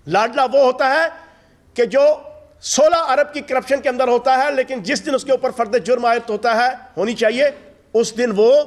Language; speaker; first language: Urdu; native; Urdu